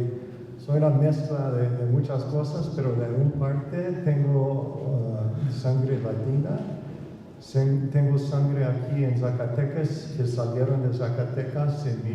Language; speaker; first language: Spanish; non-native, fluent; English